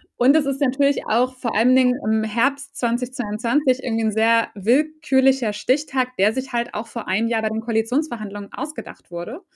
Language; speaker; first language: German; native; German